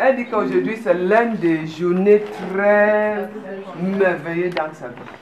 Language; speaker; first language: French; non-native, local second language; English